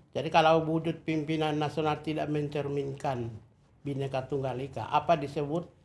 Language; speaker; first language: Indonesian; non-native, local second language; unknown